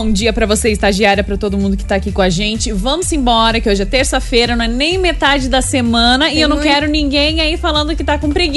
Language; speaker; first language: Portuguese; native; Portuguese